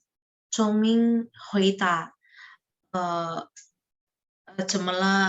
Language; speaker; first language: Chinese; non-native, learner; Indonesian